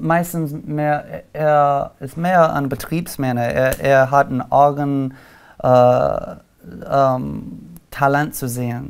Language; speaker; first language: German; non-native, learner; English